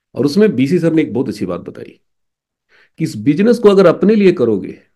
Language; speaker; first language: Hindi; native; Hindi